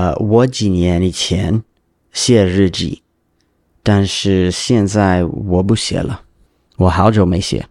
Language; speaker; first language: Chinese; non-native, learner; English